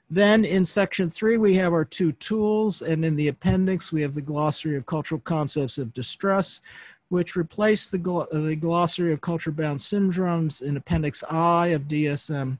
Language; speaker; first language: English; native; English